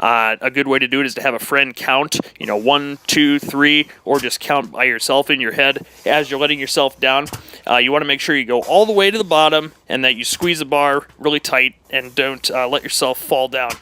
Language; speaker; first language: English; native; English